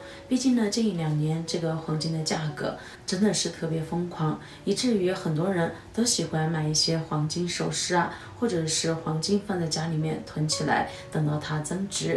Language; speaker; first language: Chinese; native; Chinese